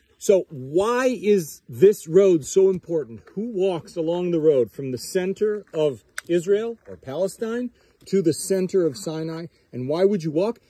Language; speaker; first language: English; non-native, fluent; Hebrew